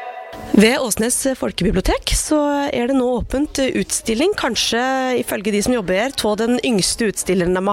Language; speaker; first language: Norwegian; native; Norwegian